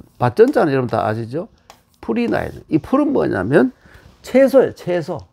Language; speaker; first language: Korean; native; Korean